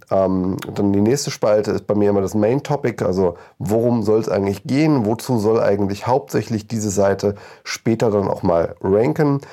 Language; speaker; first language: German; native; German